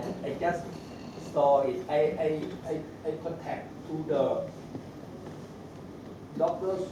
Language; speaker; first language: English; non-native, learner; Thai